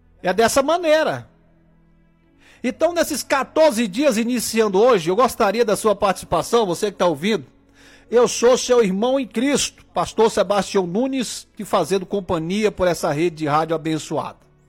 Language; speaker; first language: Portuguese; native; Portuguese